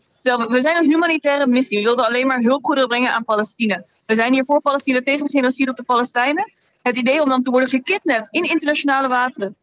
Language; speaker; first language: Dutch; native; Dutch